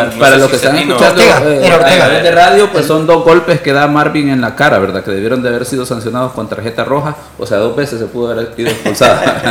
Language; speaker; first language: Spanish; native; Spanish